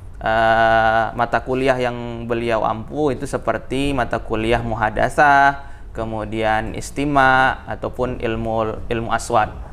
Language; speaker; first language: Indonesian; native; Indonesian